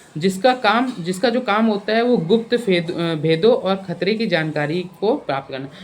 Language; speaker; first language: Hindi; native; Hindi